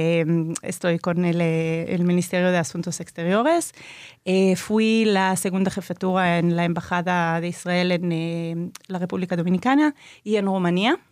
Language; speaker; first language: Spanish; non-native, fluent; Hebrew